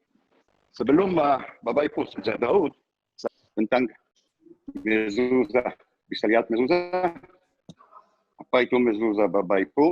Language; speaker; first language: Indonesian; non-native, learner; Hebrew